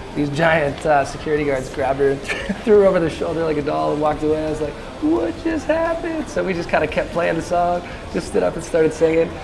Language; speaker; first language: English; native; English